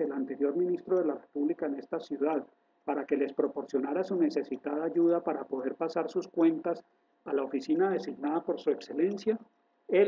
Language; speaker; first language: Spanish; native; Spanish